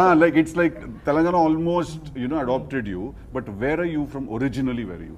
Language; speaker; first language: Telugu; native; Telugu